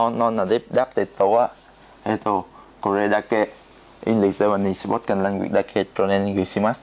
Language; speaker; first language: Japanese; non-native, learner; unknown